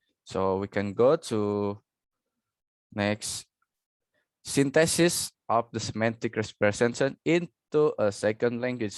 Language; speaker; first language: English; non-native, learner; Indonesian